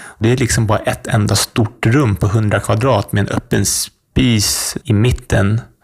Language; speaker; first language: Swedish; native; Swedish